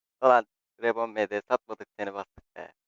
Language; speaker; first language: Turkish; native; Turkish